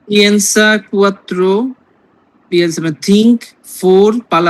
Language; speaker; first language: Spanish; non-native, learner; Bangla